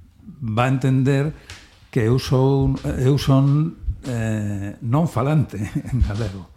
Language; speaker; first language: Galician; non-native, learner; Spanish